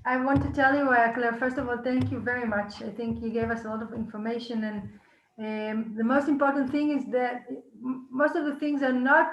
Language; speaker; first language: English; non-native, fluent; Hebrew